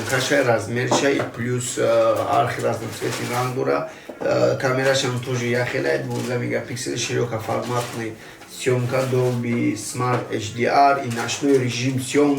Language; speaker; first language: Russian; non-native, local second language; Tajik